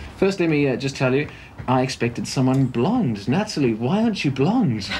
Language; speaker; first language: English; native; English